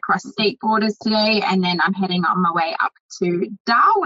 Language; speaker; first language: English; native; English